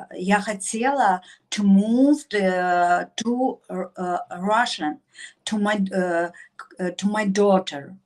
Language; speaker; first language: English; non-native, learner; Russian